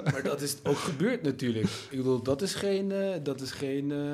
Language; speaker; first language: Dutch; native; Dutch